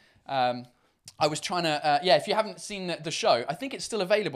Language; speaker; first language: English; native; English